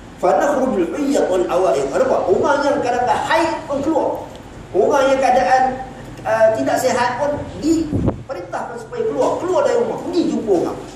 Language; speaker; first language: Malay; native; Malay